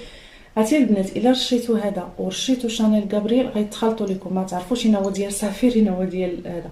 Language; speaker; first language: Arabic; native; Arabic